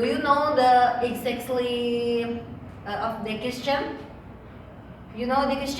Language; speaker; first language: English; non-native, learner; Indonesian